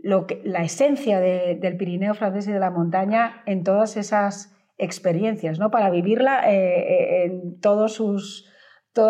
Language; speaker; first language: Spanish; native; Spanish